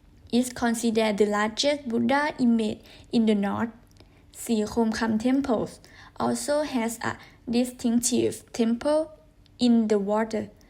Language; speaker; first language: English; non-native, learner; Thai